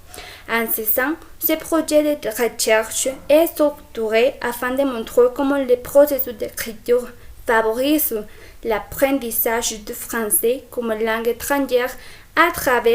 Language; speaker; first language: French; non-native, fluent; Spanish